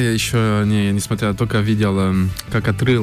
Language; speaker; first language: Russian; early bilingual, heritage; French